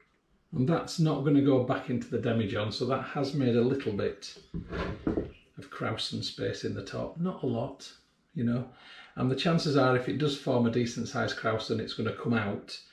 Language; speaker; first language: English; native; English